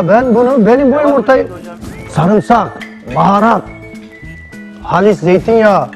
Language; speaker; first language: Turkish; native; Turkish